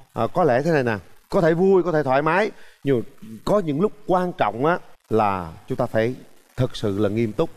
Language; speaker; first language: Vietnamese; native; Vietnamese